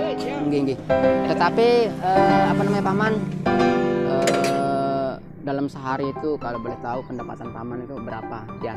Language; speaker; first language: Indonesian; non-native, local second language; Sasak